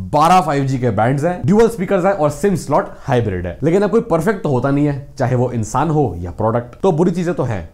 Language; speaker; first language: Hindi; native; Hindi